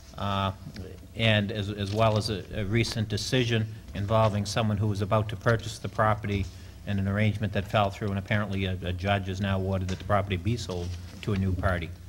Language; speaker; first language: English; native; English